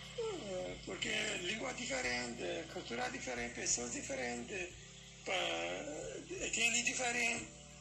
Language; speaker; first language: Portuguese; non-native, learner; Kurdish